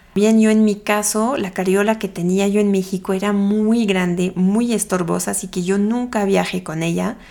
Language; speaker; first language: Spanish; non-native, fluent; French